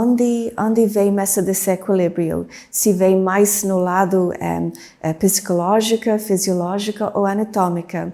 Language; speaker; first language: Portuguese; non-native, fluent; English